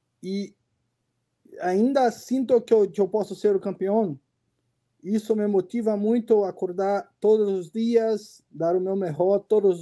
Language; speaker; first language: Spanish; non-native, learner; Portuguese